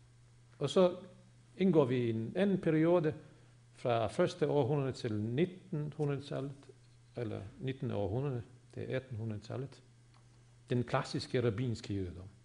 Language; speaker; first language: Swedish; non-native, fluent; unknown